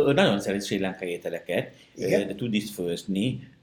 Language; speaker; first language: Hungarian; non-native, fluent; Sinhala